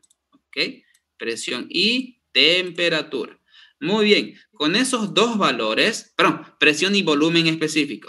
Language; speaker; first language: Spanish; native; Spanish